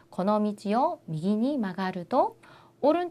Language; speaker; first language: Japanese; non-native, learner; Korean